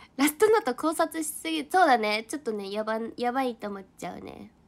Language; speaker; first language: Japanese; native; Japanese